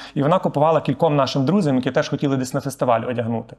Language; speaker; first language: Ukrainian; native; Ukrainian